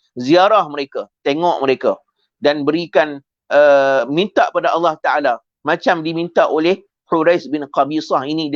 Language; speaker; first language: Malay; native; Malay